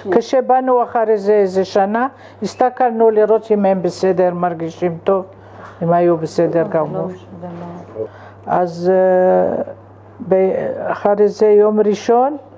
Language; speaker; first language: Hebrew; non-native, fluent; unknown